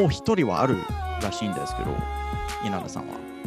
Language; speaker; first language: Japanese; non-native, fluent; English